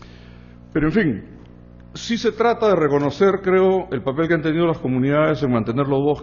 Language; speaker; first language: Spanish; native; Spanish